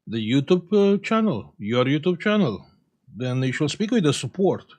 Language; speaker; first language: English; non-native, fluent; Romanian